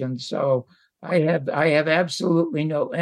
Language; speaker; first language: English; native; English